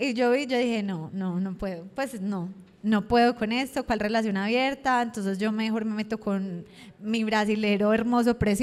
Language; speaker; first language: Spanish; native; Spanish